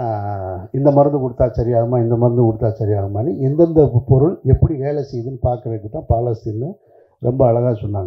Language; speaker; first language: Tamil; native; Tamil